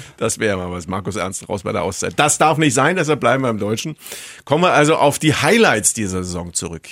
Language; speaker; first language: German; native; German